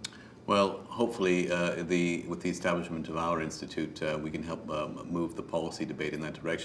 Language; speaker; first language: English; native; English